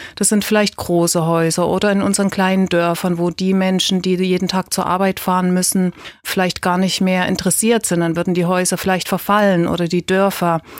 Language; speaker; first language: German; native; German